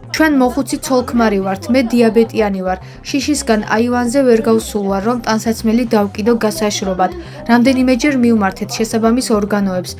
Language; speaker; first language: Georgian; non-native, local second language; Azerbaijani